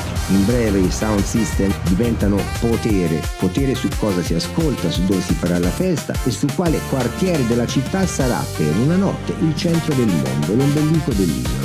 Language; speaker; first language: Italian; native; Italian